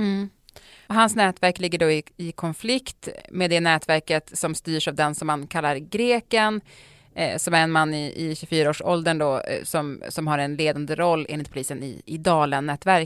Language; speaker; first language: Swedish; native; Swedish